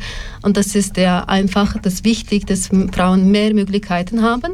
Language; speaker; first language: German; non-native, learner; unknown